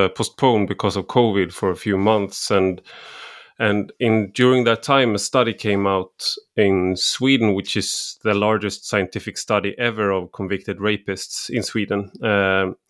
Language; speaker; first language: English; non-native, fluent; Swedish